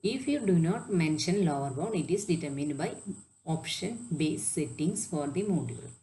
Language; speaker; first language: English; non-native, local second language; Malayalam